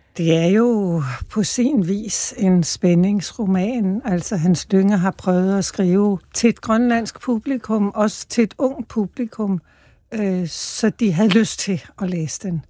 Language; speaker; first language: Danish; native; Danish